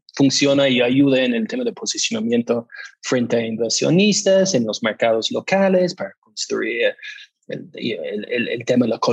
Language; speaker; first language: Spanish; non-native, fluent; English